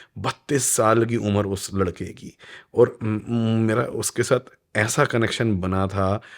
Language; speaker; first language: Hindi; native; Hindi